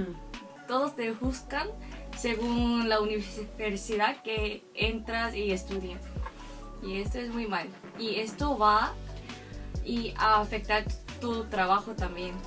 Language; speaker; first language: Spanish; non-native, fluent; Korean